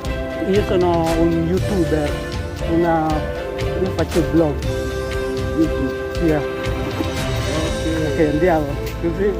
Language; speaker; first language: Italian; non-native, learner; Filipino